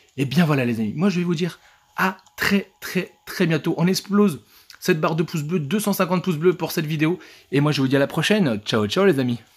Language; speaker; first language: French; native; French